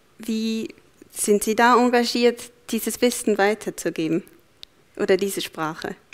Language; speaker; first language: German; native; German